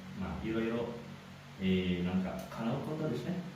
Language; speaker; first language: Japanese; non-native, learner; Indonesian